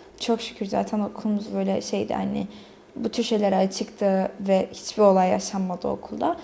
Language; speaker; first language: Turkish; early bilingual, other home language; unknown